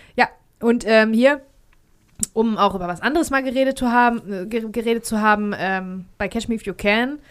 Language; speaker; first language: German; early bilingual, heritage; Greek